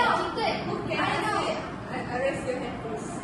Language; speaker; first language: English; non-native, learner; Malay